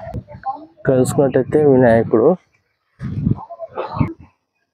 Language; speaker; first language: Telugu; native; Telugu